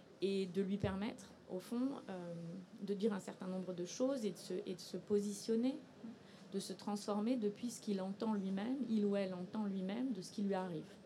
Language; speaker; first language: French; native; French